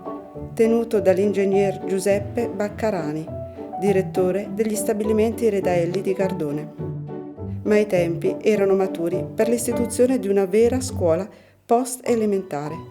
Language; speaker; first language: Italian; native; Italian